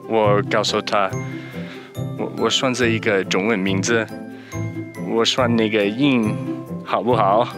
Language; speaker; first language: Chinese; non-native, learner; English